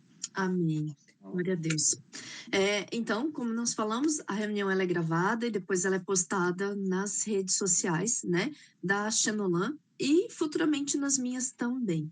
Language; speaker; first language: Portuguese; native; Portuguese